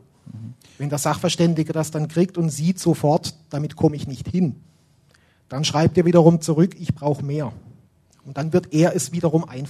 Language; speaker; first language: German; native; German